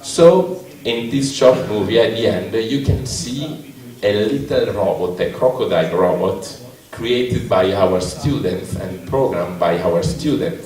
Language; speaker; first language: English; non-native, learner; Italian